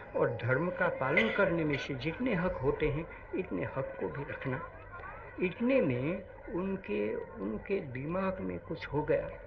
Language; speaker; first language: Hindi; non-native, local second language; Gujarati